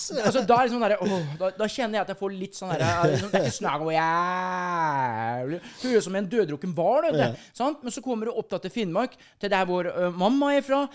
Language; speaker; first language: Norwegian; native; Norwegian